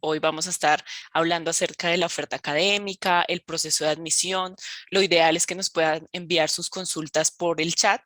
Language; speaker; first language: Spanish; native; Spanish